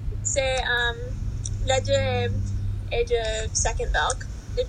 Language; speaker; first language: French; non-native, learner; English